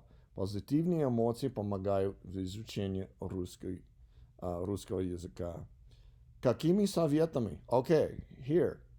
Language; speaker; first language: Russian; non-native, learner; English